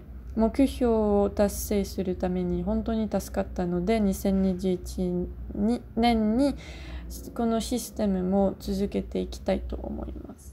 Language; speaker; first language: Japanese; non-native, learner; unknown